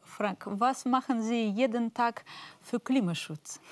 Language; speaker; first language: German; non-native, learner; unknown